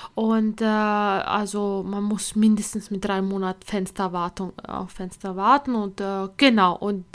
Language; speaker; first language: German; non-native, fluent; Latvian